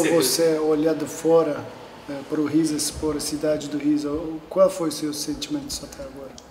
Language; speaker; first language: Portuguese; non-native, fluent; Turkish